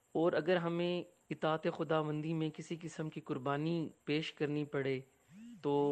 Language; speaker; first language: Urdu; non-native, local second language; Punjabi